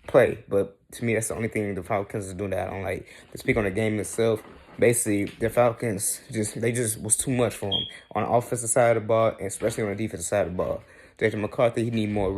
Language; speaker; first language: English; native; English